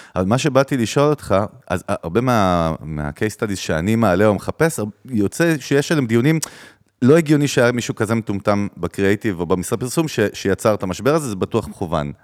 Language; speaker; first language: Hebrew; native; Hebrew